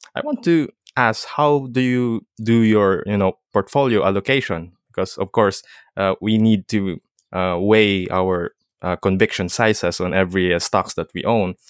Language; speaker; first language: English; non-native, local second language; Filipino